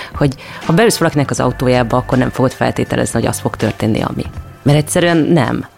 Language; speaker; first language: Hungarian; native; Hungarian